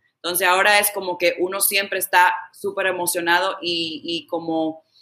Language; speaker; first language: Spanish; early bilingual, heritage; Spanish